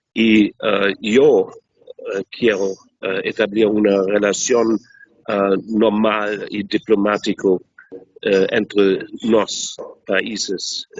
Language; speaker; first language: Spanish; non-native, learner; German